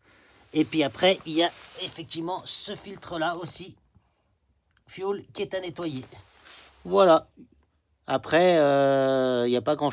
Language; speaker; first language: French; native; French